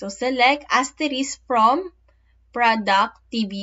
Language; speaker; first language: English; non-native, local second language; Filipino